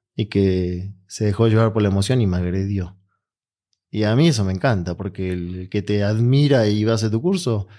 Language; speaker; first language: Spanish; native; Spanish